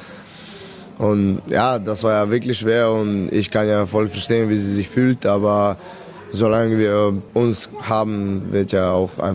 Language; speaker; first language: German; non-native, fluent; Serbian